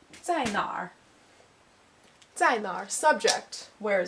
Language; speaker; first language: Chinese; non-native, learner; English